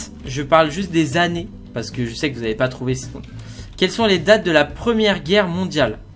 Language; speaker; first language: French; native; French